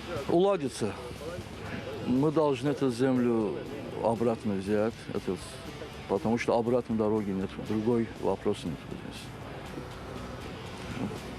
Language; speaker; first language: Russian; non-native, fluent; Azerbaijani